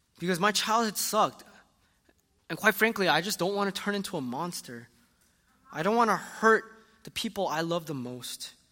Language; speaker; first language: English; early bilingual, other home language; Korean